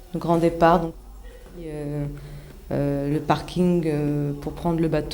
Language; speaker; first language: French; early bilingual, other home language; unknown